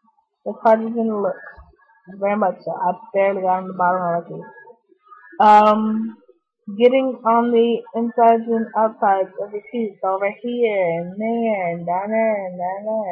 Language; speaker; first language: English; native; English